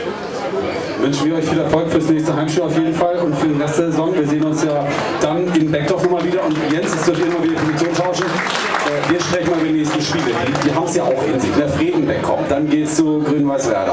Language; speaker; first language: German; native; German